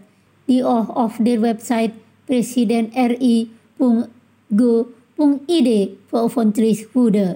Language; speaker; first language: German; non-native, fluent; Indonesian